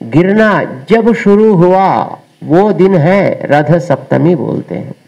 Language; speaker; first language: Hindi; non-native, local second language; Telugu